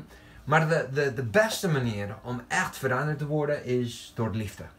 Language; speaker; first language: Dutch; non-native, fluent; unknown